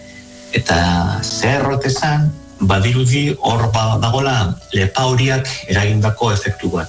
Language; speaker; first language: Basque; native; Basque